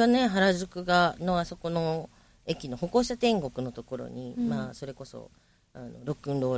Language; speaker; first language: Japanese; native; Japanese